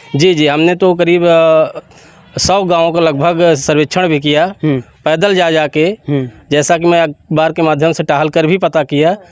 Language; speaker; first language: Hindi; native; Hindi